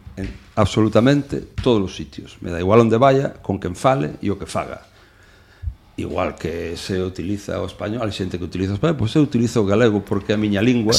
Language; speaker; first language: Galician; non-native, local second language; Spanish